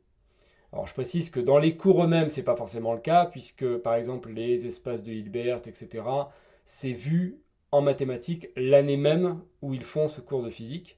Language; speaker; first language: French; native; French